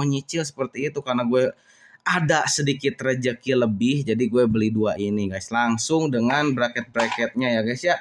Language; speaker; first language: Indonesian; native; Indonesian